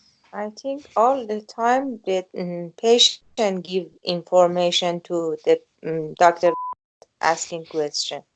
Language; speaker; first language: English; non-native, learner; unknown